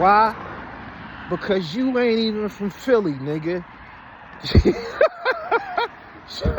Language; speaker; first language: English; native; English